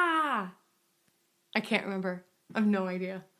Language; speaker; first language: English; native; English